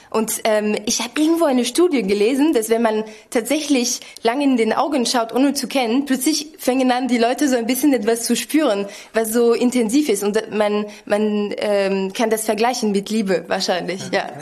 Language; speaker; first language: German; non-native, fluent; French